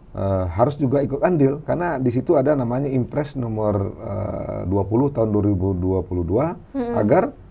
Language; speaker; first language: Indonesian; non-native, local second language; Minangkabau